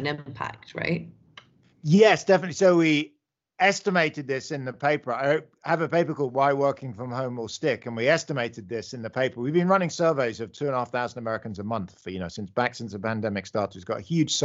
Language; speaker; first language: English; native; English